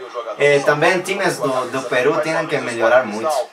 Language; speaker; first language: Portuguese; non-native, learner; Spanish